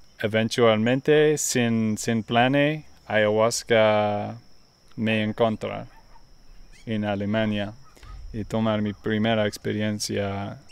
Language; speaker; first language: Spanish; non-native, learner; English